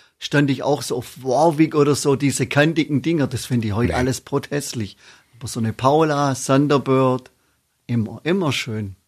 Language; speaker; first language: German; native; German